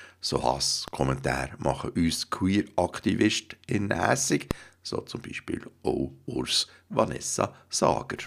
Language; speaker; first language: German; native; German